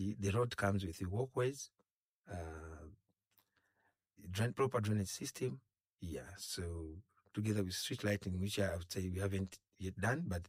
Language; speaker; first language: English; non-native, local second language; Nyanja